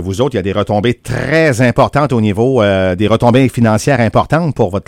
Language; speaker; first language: French; native; French